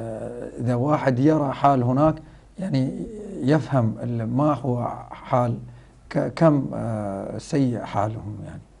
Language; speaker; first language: Arabic; non-native, fluent; Rohingya